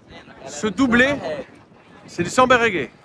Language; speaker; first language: French; native; French